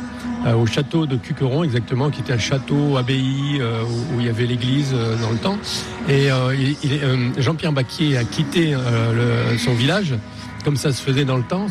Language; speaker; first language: French; native; French